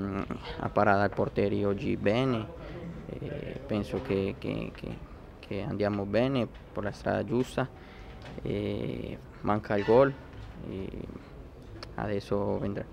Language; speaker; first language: Italian; non-native, learner; Spanish